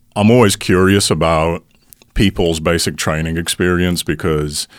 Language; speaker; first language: English; native; English